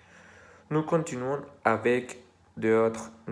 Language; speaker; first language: French; non-native, learner; Spanish